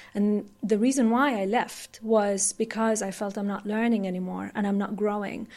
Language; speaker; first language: English; non-native, fluent; Arabic